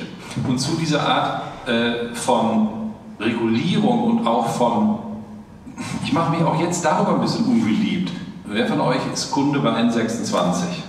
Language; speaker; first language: German; native; German